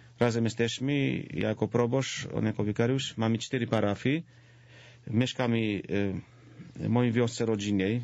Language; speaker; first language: Polish; non-native, fluent; Georgian